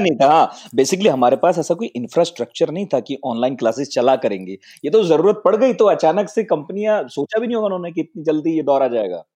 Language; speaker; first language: Hindi; native; Hindi